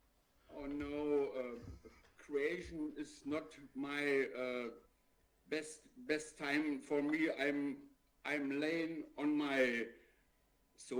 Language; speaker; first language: English; non-native, learner; German